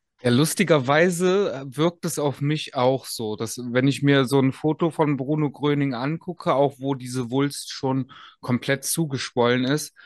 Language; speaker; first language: German; native; German